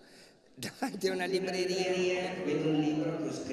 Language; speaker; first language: Italian; native; Italian